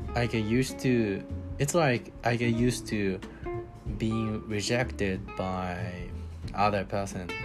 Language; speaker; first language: English; non-native, learner; Japanese